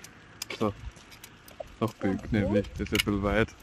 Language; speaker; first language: German; native; German